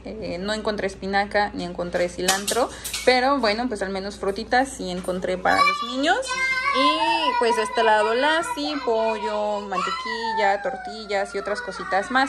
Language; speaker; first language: Spanish; native; Spanish